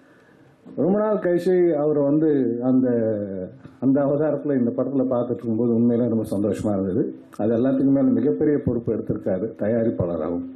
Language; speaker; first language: Tamil; native; Tamil